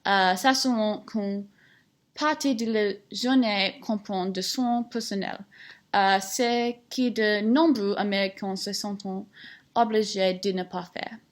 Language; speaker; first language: French; non-native, learner; English